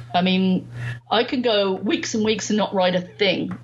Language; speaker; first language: English; native; English